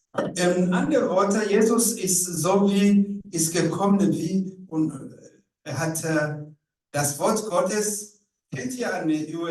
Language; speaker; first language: German; non-native, learner; Rundi